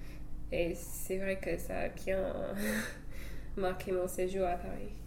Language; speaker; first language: French; non-native, fluent; English